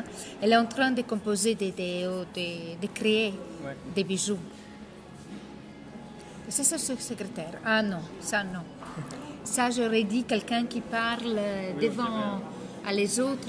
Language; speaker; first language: French; non-native, learner; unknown